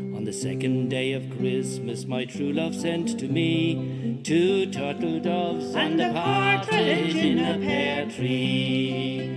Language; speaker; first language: English; native; English